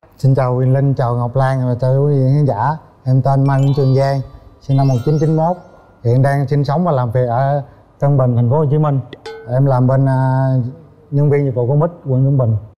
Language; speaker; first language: Vietnamese; native; Vietnamese